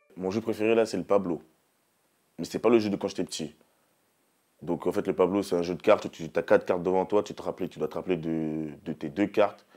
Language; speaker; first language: French; early bilingual, other home language; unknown